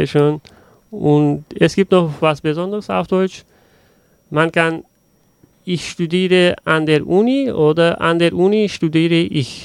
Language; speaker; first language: German; non-native, learner; Uzbek